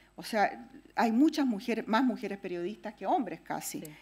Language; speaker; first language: Spanish; native; Spanish